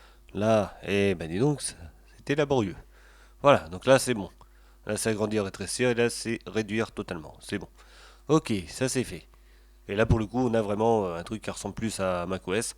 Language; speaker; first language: French; native; French